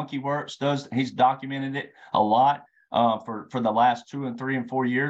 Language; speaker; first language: English; native; English